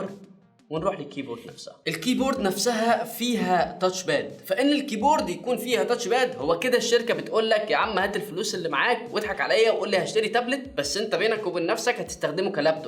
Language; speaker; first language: Arabic; native; Arabic